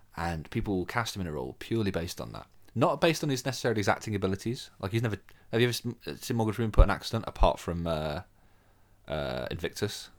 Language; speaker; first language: English; native; English